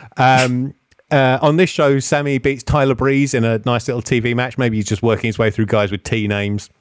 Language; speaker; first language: English; native; English